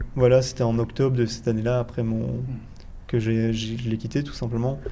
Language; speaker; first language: French; native; French